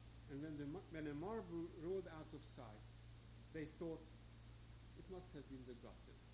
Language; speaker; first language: English; non-native, fluent; Hungarian